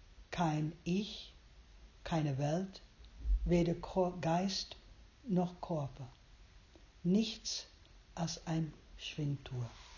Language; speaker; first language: German; non-native, fluent; English